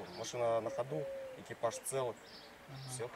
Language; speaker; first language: Russian; native; Russian